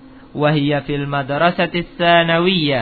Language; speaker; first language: Arabic; non-native, fluent; Indonesian